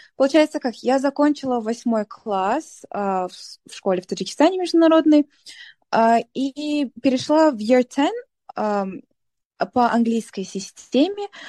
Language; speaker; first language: Russian; non-native, local second language; Tajik